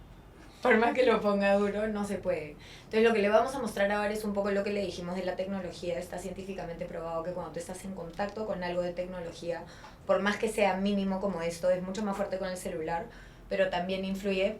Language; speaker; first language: Spanish; native; Spanish